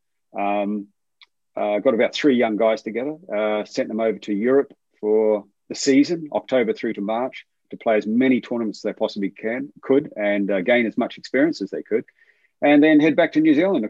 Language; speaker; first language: English; native; English